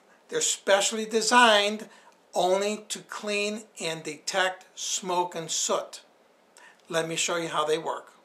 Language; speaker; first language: English; native; English